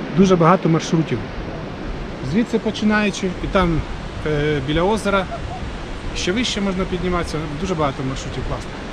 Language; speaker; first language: Ukrainian; non-native, local second language; Russian